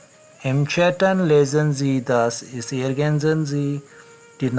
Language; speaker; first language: German; non-native, learner; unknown